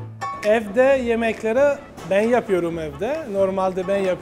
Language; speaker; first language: Turkish; non-native, learner; Italian